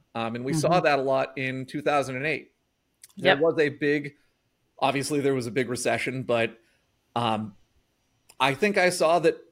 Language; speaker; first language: English; native; English